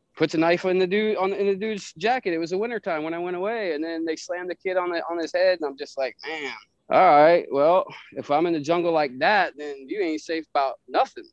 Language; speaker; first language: English; native; English